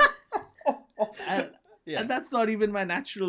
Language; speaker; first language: English; non-native, local second language; Bangla